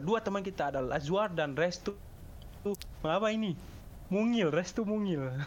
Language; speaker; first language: Indonesian; non-native, local second language; Sundanese